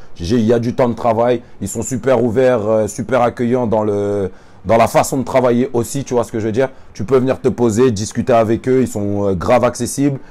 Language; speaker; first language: French; native; French